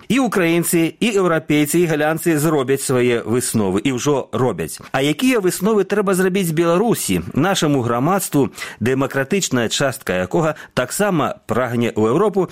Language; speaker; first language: Belarusian; native; Belarusian